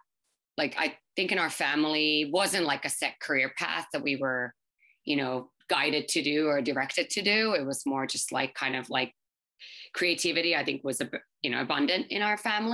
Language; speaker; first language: English; non-native, fluent; Finnish